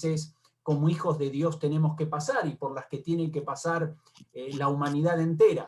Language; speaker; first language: Spanish; native; Spanish